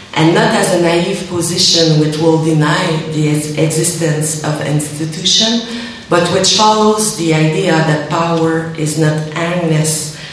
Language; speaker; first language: English; non-native, learner; French